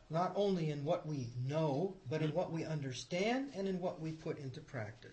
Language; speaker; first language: English; native; English